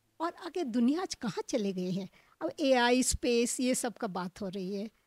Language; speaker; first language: Hindi; non-native, local second language; Bangla